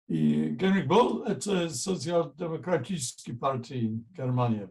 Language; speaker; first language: Russian; non-native, fluent; English